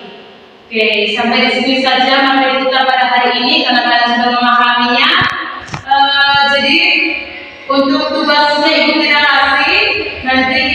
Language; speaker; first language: Indonesian; native; Indonesian